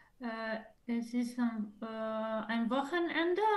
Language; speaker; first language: German; non-native, learner; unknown